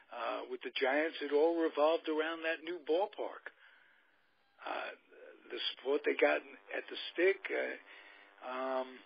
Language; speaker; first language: English; native; English